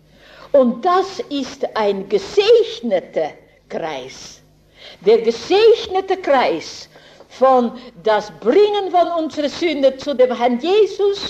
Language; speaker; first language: German; non-native, fluent; Dutch